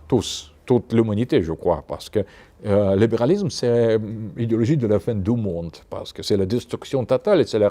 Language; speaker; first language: French; non-native, fluent; Russian